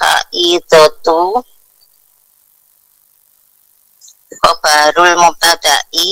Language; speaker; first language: Arabic; non-native, learner; Indonesian